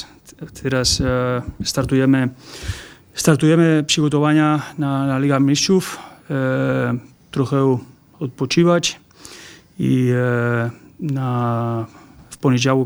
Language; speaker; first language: Polish; non-native, learner; Spanish